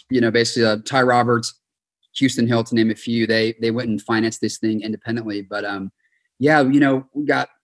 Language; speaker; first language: English; native; English